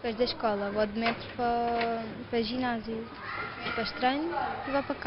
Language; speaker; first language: Portuguese; early bilingual, other home language; Russian